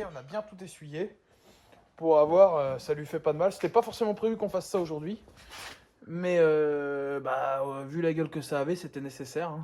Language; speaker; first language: French; native; French